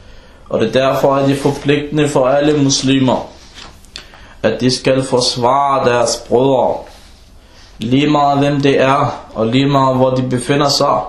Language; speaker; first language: Danish; early bilingual, other home language; Arabic